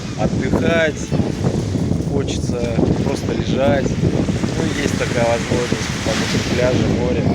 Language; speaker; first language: Russian; native; Russian